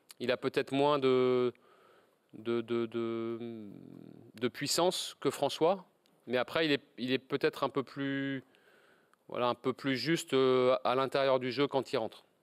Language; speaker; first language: French; native; French